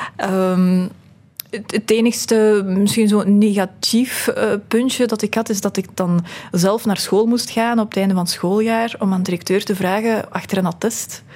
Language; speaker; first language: Dutch; early bilingual, other home language; Russian